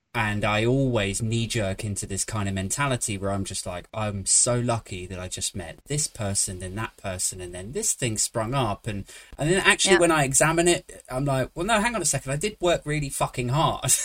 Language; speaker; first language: English; native; English